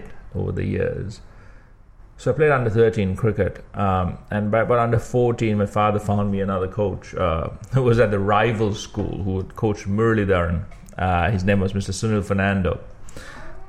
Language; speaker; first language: English; non-native, local second language; Sinhala